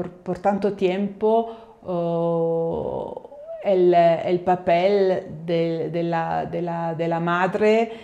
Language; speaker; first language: Spanish; non-native, fluent; Italian